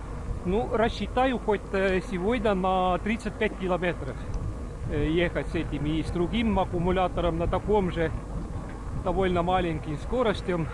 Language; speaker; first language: Russian; non-native, local second language; Estonian